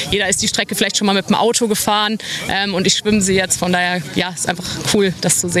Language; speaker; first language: German; native; German